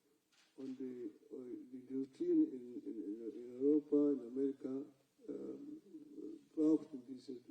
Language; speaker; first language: German; non-native, fluent; Luo (Kenya and Tanzania)